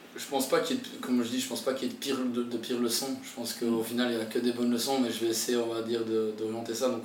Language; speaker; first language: French; native; French